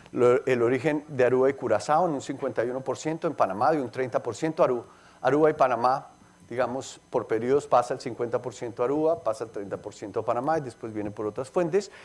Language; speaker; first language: Spanish; native; Spanish